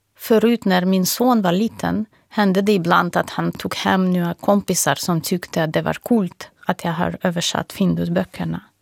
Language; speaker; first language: Swedish; non-native, fluent; Russian